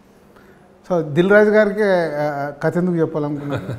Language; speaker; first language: Telugu; native; Telugu